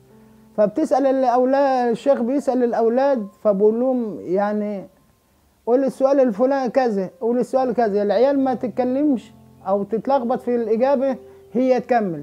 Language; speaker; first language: Arabic; native; Arabic